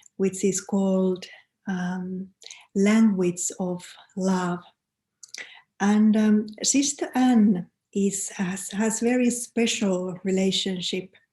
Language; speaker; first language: English; non-native, fluent; Finnish